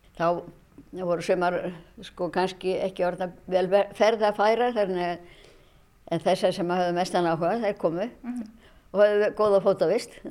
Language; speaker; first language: Icelandic; native; Icelandic